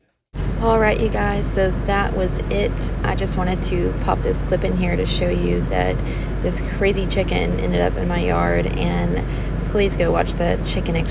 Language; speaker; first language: English; native; English